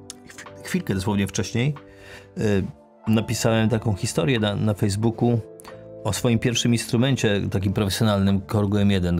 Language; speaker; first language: Polish; native; Polish